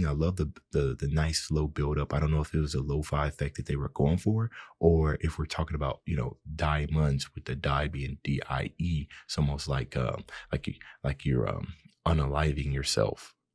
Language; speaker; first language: English; native; English